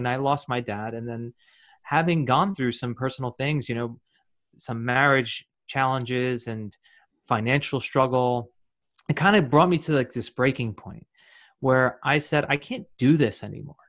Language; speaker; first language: English; native; English